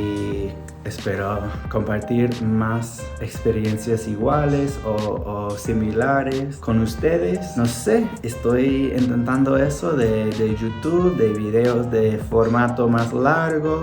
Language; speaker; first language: Spanish; non-native, fluent; English